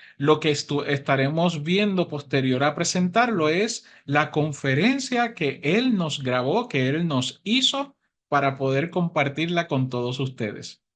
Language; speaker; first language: Spanish; native; Spanish